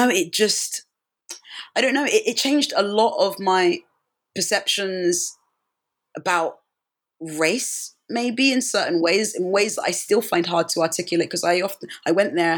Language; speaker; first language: English; native; English